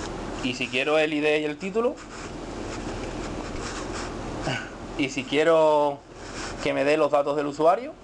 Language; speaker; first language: Spanish; native; Spanish